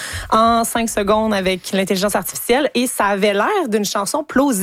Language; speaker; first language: French; native; French